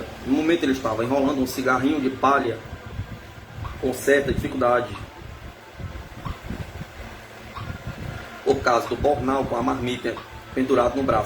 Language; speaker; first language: Portuguese; native; Portuguese